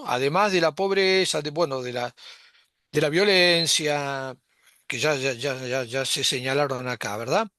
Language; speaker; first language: Spanish; native; Spanish